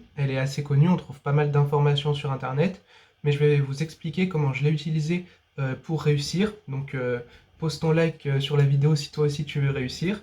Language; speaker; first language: French; native; French